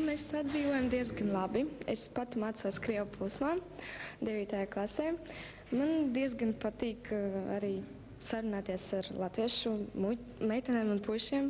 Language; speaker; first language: Latvian; non-native, local second language; Russian